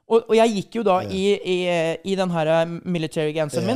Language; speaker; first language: Norwegian; native; Norwegian